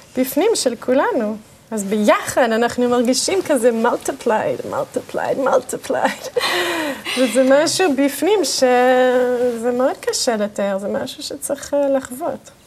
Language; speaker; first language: Hebrew; early bilingual, other home language; English